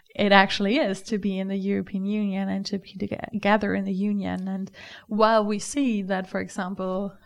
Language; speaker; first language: English; non-native, fluent; German